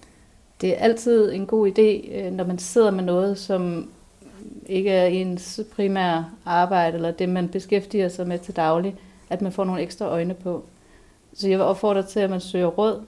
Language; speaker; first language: Danish; native; Danish